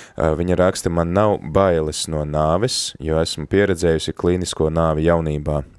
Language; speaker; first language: Latvian; native; Latvian